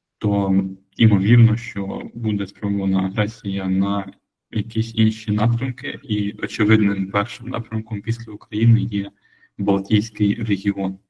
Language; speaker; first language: Ukrainian; native; Ukrainian